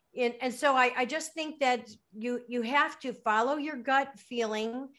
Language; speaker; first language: English; native; English